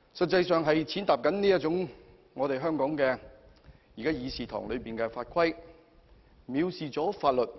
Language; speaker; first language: Cantonese; native; Cantonese